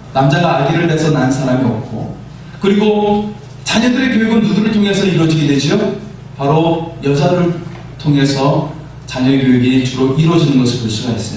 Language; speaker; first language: Korean; native; Korean